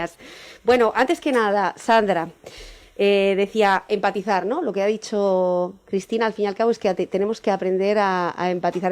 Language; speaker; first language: Spanish; native; Spanish